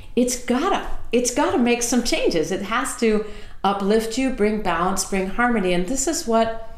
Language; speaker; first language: English; native; English